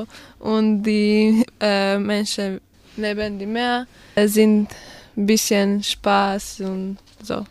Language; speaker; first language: German; non-native, learner; Croatian